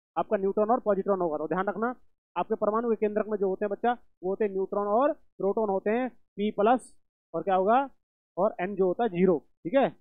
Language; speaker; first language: Hindi; native; Hindi